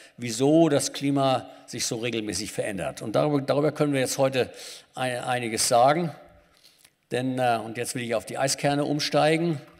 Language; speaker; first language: German; native; German